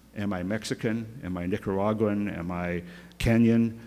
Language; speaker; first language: English; native; English